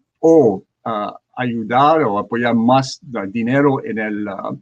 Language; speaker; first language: Spanish; non-native, learner; French